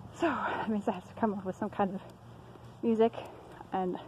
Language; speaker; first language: English; native; English